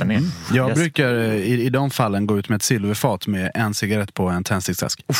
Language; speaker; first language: Swedish; native; Swedish